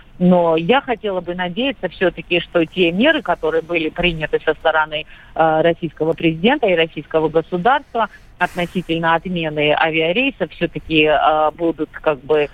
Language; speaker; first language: Russian; non-native, local second language; Georgian